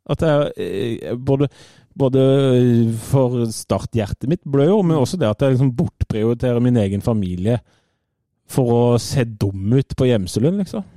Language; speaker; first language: Norwegian; native; Norwegian